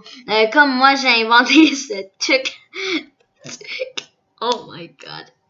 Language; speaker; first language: French; early bilingual, other home language; Korean